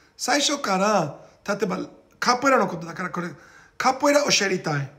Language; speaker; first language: Japanese; non-native, learner; Portuguese